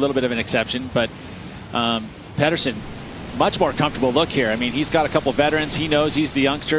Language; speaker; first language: English; native; English